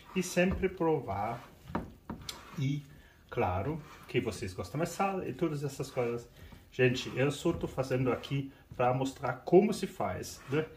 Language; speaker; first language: Portuguese; non-native, fluent; German